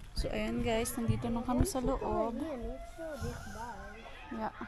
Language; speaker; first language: Dutch; non-native, learner; Filipino